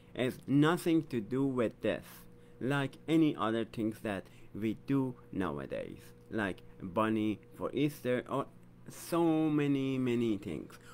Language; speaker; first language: English; non-native, fluent; Persian